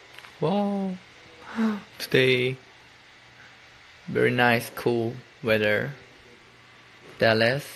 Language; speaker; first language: English; non-native, learner; Korean